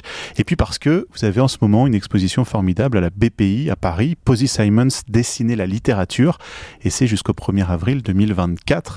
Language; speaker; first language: French; native; French